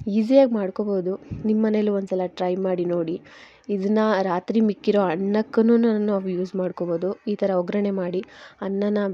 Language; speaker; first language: Kannada; native; Kannada